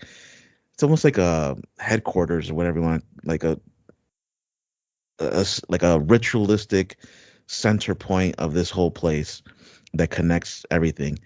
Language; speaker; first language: English; native; English